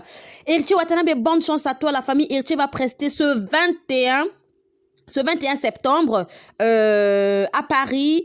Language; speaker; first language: French; non-native, local second language; Lingala